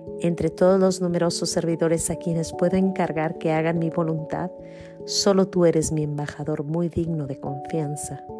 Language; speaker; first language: Spanish; native; Spanish